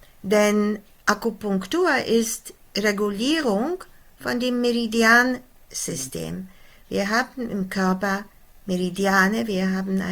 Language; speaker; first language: German; non-native, fluent; Polish